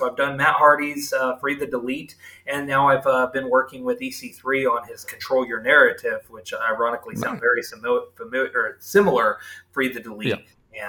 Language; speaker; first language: English; native; English